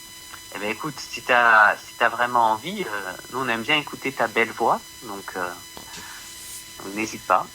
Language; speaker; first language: French; native; French